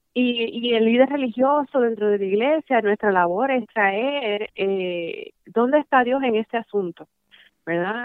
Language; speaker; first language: Spanish; early bilingual, heritage; Spanish